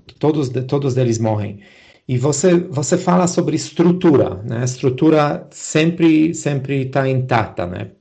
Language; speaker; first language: Portuguese; non-native, fluent; Polish